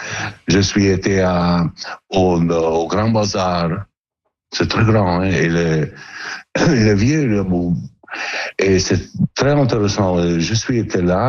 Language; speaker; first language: French; non-native, learner; Italian